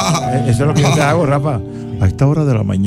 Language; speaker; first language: Spanish; native; Spanish